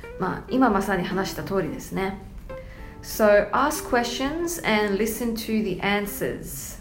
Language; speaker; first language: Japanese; early bilingual, heritage; Japanese